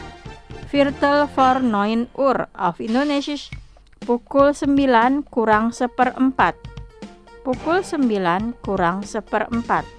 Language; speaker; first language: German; non-native, fluent; Indonesian